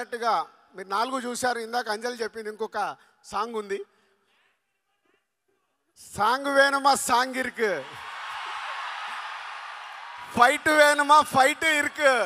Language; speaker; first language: Telugu; native; Telugu